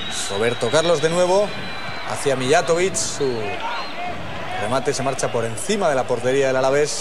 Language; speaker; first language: Spanish; native; Spanish